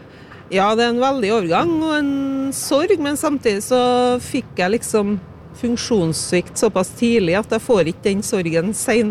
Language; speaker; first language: Norwegian; native; Norwegian